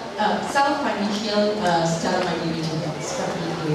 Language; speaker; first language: Indonesian; native; Indonesian